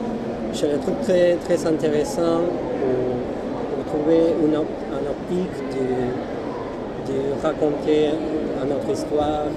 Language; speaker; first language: French; non-native, fluent; Spanish